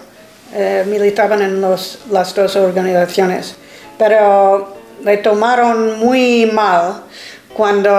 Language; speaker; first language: Spanish; non-native, fluent; English